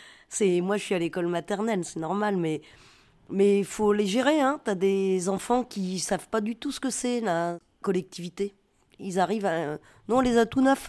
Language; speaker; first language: French; native; French